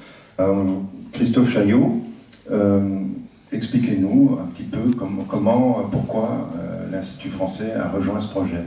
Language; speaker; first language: French; native; French